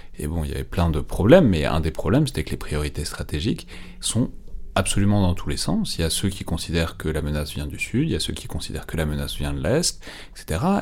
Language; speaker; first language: French; native; French